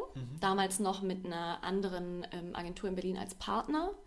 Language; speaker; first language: German; native; German